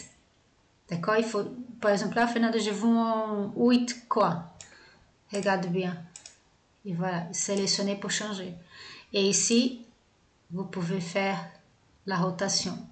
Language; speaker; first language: French; non-native, fluent; Portuguese